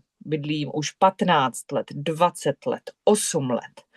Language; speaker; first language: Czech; non-native, fluent; English